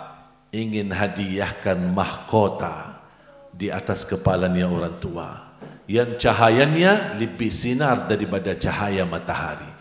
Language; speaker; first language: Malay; non-native, fluent; Arabic